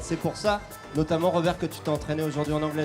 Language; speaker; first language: French; native; French